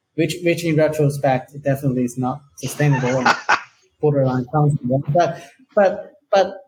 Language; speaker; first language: English; non-native, fluent; Chinese